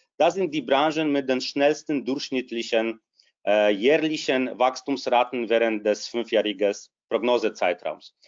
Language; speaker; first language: German; non-native, fluent; Polish